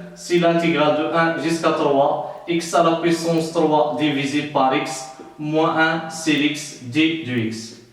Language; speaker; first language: French; non-native, local second language; Arabic